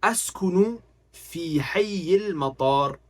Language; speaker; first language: Arabic; non-native, fluent; English